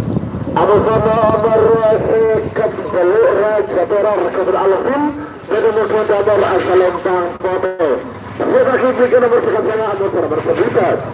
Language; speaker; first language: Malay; non-native, local second language; Madurese